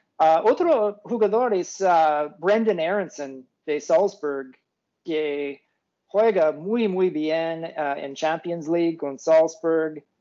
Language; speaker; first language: Spanish; non-native, learner; English